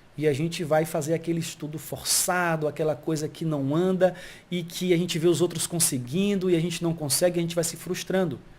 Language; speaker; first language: Portuguese; early bilingual, heritage; Portuguese